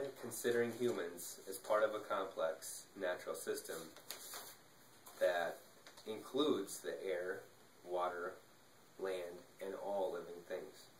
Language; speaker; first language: English; native; English